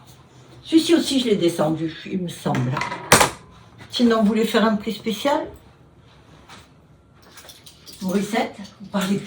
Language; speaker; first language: French; native; French